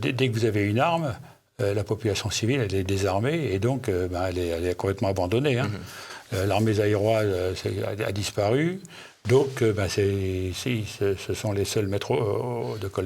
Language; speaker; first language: French; native; French